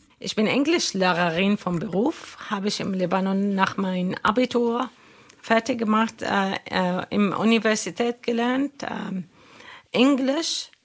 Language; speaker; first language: German; non-native, learner; Arabic